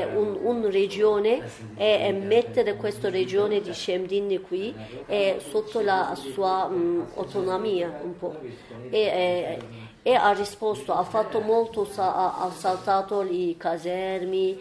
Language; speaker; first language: Italian; non-native, learner; Turkish